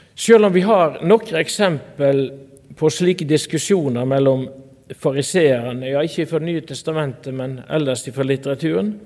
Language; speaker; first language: Norwegian; native; Norwegian